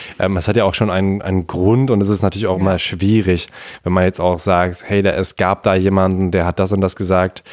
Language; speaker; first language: German; native; German